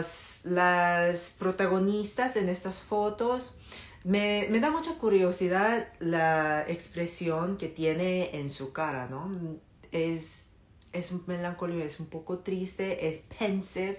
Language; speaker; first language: Spanish; non-native, fluent; Korean